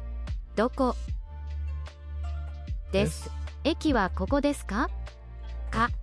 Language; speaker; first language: Japanese; non-native, learner; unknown